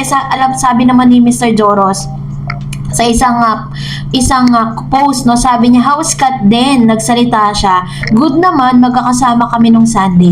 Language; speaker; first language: Filipino; native; Filipino